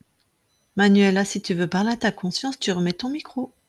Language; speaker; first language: French; native; French